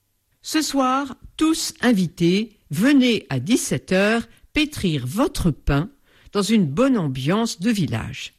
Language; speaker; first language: French; native; French